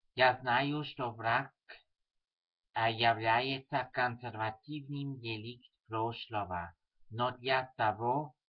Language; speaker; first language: Russian; non-native, learner; Swiss German